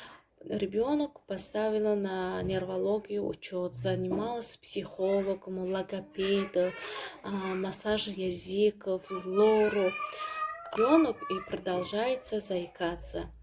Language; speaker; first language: Russian; non-native, learner; Tajik